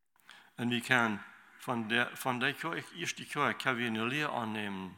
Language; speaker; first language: German; non-native, learner; Low German